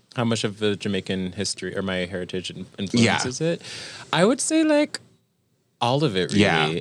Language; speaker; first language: English; native; English